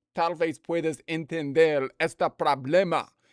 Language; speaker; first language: Spanish; non-native, learner; English